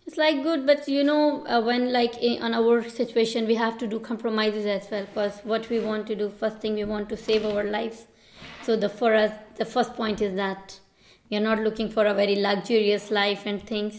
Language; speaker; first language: English; non-native, local second language; Urdu